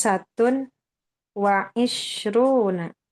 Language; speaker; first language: Arabic; non-native, learner; Indonesian